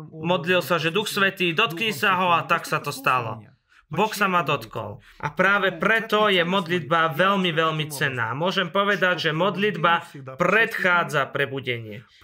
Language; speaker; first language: Slovak; non-native, fluent; Russian